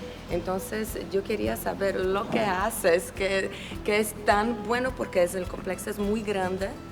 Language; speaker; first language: Spanish; non-native, learner; Polish